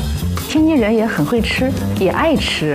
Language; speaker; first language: Chinese; native; Chinese